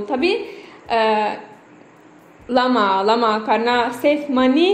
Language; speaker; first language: Indonesian; non-native, learner; Turkish